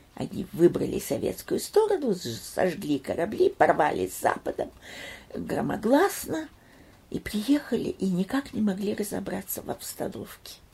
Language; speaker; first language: Russian; early bilingual, heritage; Russian